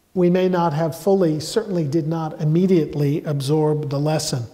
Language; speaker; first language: English; native; English